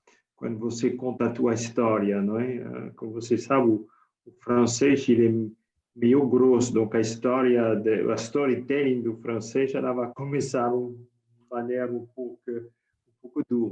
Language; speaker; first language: Portuguese; non-native, fluent; French